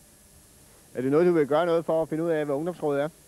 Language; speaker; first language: Danish; native; Danish